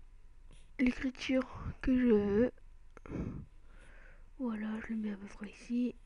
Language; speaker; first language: French; native; French